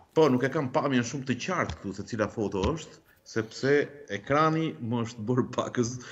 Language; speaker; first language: Albanian; native; Albanian